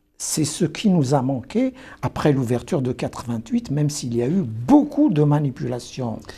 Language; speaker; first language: French; non-native, local second language; Kabyle